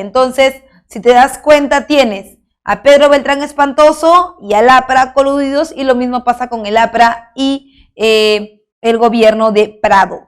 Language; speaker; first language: Spanish; native; Spanish